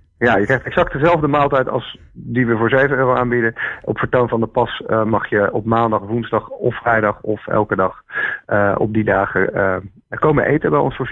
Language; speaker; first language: Dutch; native; Dutch